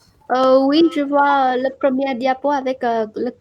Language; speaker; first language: French; non-native, fluent; Vietnamese